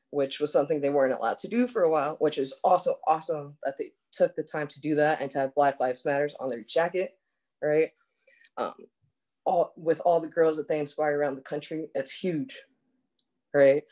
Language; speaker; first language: English; native; English